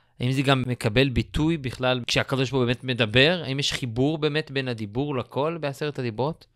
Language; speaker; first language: Hebrew; native; Hebrew